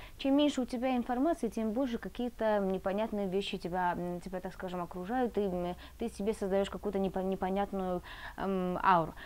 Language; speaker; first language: Russian; non-native, fluent; Azerbaijani